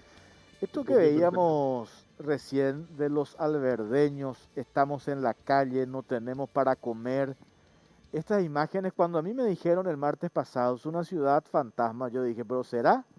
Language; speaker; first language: Spanish; native; Spanish